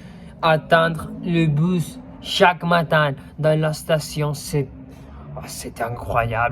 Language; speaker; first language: French; non-native, fluent; Spanish